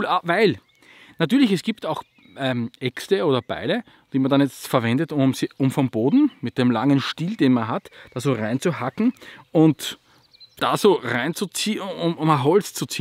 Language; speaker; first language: German; native; German